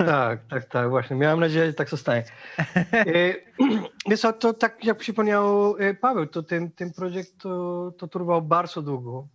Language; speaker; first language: Polish; non-native, fluent; Spanish